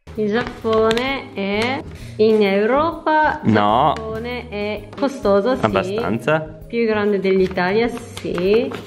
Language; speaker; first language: Italian; non-native, learner; Japanese